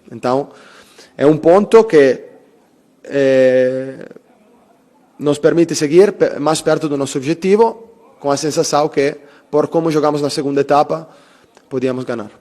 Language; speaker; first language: Portuguese; non-native, fluent; Italian